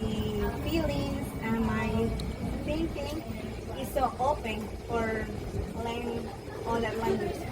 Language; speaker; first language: English; non-native, learner; Spanish